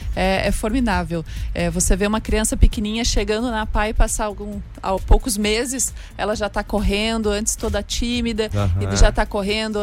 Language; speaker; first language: Portuguese; native; Portuguese